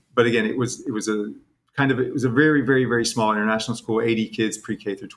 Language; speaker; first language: English; native; English